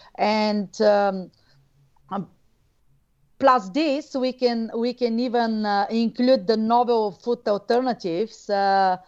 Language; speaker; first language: English; non-native, fluent; Bulgarian